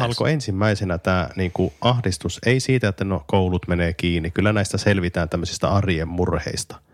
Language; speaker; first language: Finnish; native; Finnish